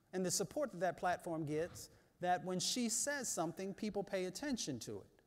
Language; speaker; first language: English; native; English